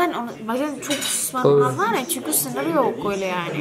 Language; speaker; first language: Turkish; non-native, learner; Indonesian